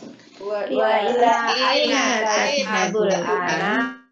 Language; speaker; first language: Arabic; non-native, learner; Indonesian